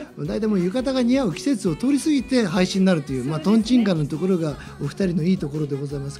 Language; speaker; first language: Japanese; native; Japanese